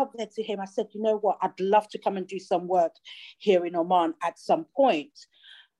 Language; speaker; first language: English; native; English